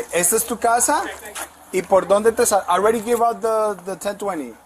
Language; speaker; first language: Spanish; early bilingual, heritage; Spanish